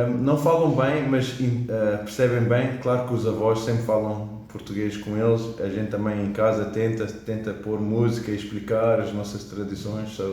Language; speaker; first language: Portuguese; early bilingual, heritage; English